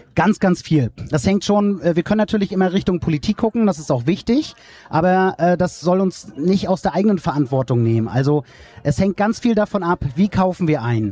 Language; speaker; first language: German; native; German